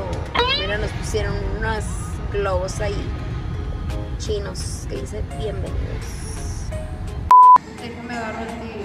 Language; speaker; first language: Spanish; native; Spanish